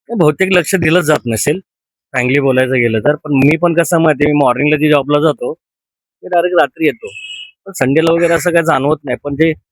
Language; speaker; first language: Marathi; native; Marathi